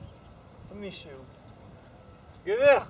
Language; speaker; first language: Hebrew; non-native, learner; French